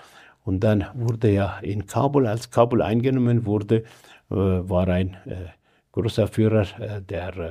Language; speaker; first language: German; non-native, fluent; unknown